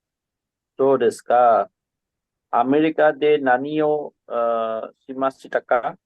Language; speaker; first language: Japanese; non-native, learner; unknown